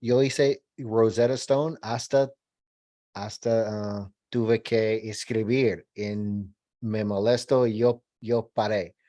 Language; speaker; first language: Spanish; non-native, learner; English